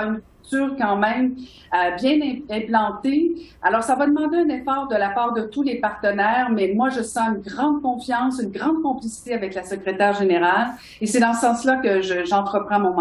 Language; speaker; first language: French; native; French